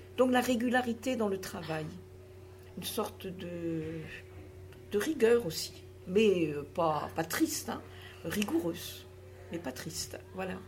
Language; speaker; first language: French; native; French